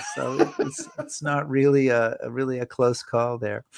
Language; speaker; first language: English; native; English